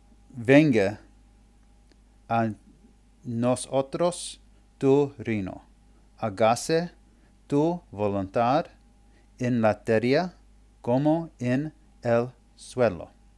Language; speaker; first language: Spanish; non-native, learner; English